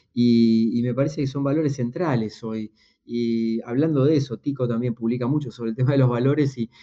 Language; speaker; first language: Spanish; native; Spanish